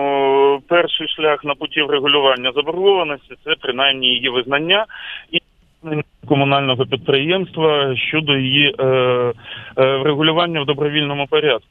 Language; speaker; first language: Ukrainian; native; Ukrainian